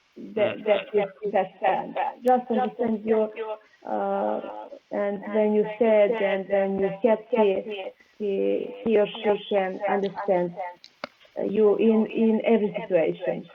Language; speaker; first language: English; non-native, learner; Serbian